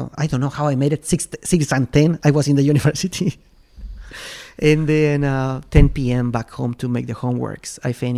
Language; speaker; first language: English; non-native, fluent; Spanish